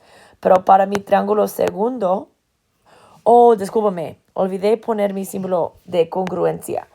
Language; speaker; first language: Spanish; non-native, fluent; English